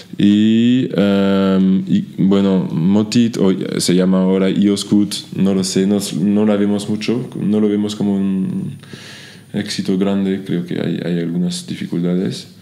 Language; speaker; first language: Spanish; non-native, fluent; French